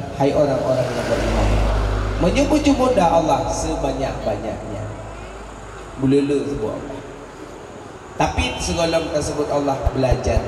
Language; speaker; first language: Indonesian; non-native, local second language; Achinese